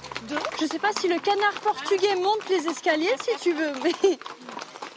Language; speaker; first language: French; native; French